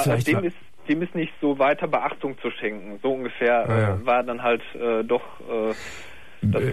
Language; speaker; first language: German; native; German